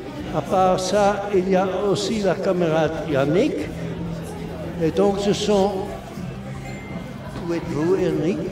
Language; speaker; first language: French; non-native, local second language; Dutch